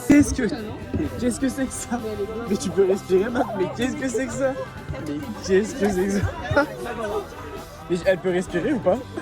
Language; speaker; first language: French; native; French